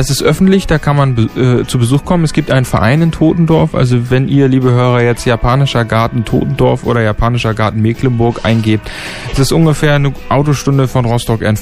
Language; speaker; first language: German; native; German